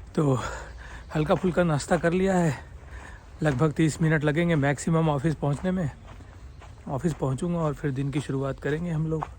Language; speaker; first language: Hindi; native; Hindi